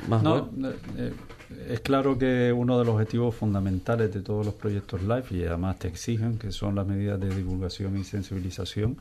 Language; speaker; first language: Spanish; native; Spanish